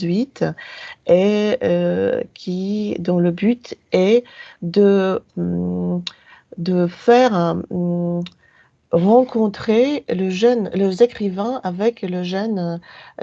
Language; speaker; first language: French; non-native, fluent; Polish